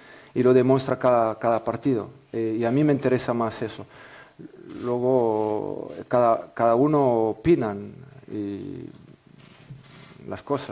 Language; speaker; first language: Spanish; non-native, fluent; French